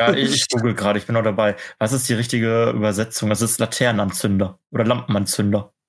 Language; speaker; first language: German; native; German